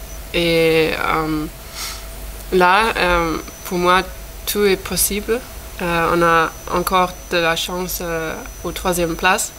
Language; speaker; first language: French; non-native, fluent; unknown